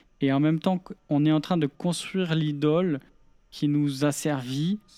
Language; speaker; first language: French; native; French